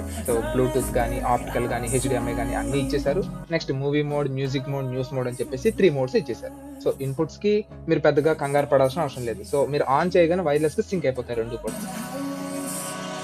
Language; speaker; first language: Telugu; native; Telugu